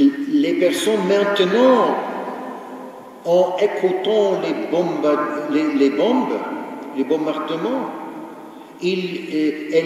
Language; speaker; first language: French; non-native, fluent; Ukrainian